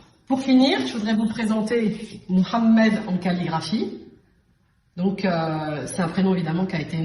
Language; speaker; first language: French; native; French